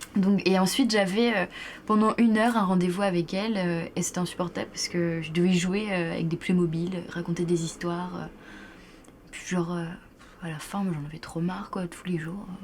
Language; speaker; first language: French; native; French